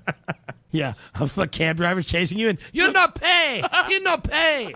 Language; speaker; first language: English; native; English